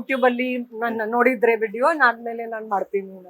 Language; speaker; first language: Kannada; non-native, learner; Hindi